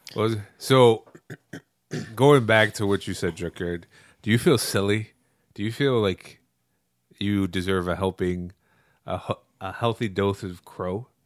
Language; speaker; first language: English; early bilingual, other home language; Spanish